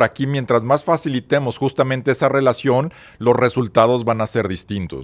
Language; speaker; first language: Spanish; native; Spanish